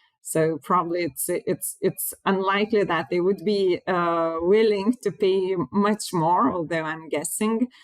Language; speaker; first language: English; non-native, fluent; Lithuanian